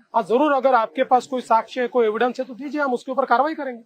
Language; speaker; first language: Hindi; non-native, local second language; Marathi